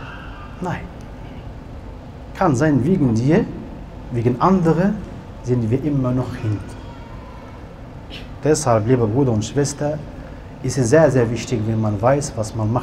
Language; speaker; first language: German; non-native, learner; Arabic